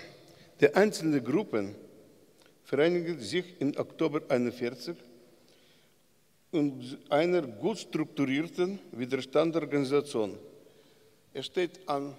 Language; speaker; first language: German; non-native, learner; Russian